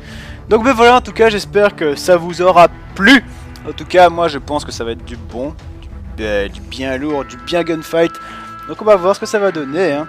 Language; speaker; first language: French; native; French